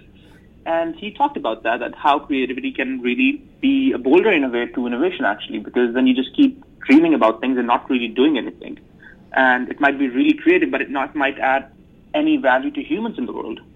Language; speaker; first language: English; non-native, local second language; Urdu